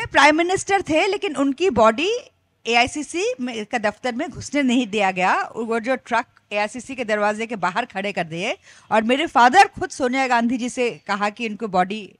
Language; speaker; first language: Hindi; non-native, local second language; Bangla